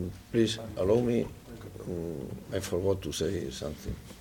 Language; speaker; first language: English; non-native, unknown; Spanish